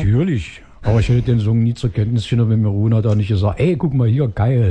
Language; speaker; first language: German; native; German